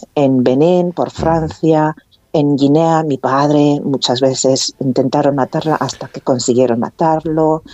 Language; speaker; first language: Spanish; non-native, fluent; Korean